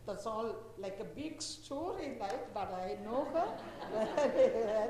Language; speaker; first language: English; non-native, local second language; Tamil